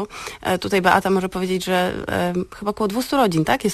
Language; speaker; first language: Polish; native; Polish